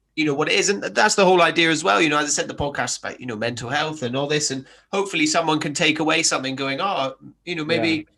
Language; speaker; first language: English; native; English